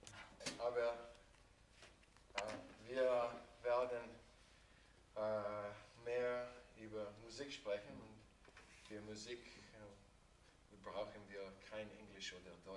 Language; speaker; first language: German; non-native, learner; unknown